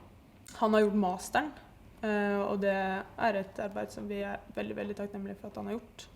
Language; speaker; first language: Norwegian; native; Norwegian